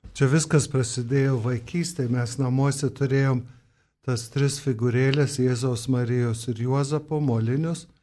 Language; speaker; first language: Lithuanian; early bilingual, heritage; Lithuanian